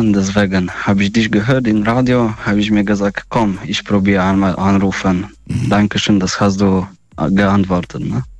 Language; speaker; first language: German; non-native, learner; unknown